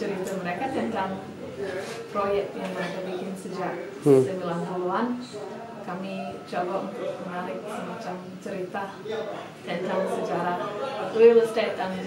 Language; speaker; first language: Indonesian; non-native, fluent; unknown